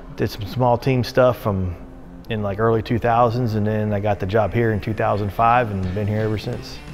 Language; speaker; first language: English; native; English